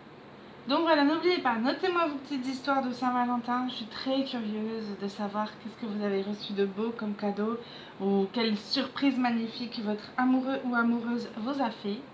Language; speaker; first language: French; native; French